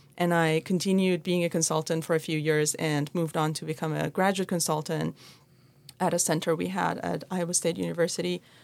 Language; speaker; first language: English; non-native, fluent; Persian